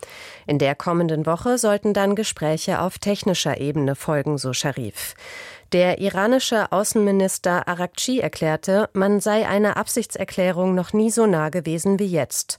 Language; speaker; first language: German; native; German